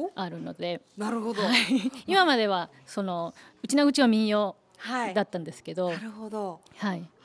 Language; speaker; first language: Japanese; early bilingual, heritage; Spanish